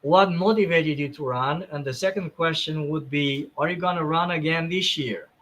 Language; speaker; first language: English; non-native, fluent; Romanian